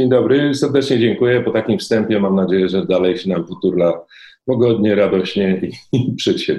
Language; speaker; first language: Polish; native; Polish